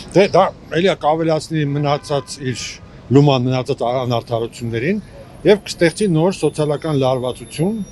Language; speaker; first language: Armenian; native; Armenian